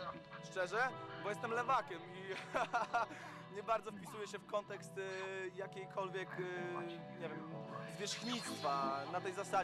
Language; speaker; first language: Polish; native; Polish